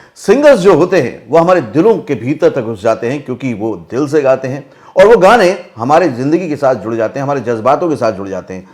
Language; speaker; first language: Hindi; native; Hindi